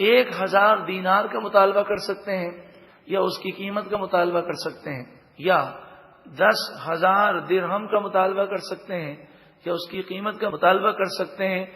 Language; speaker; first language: Urdu; native; Urdu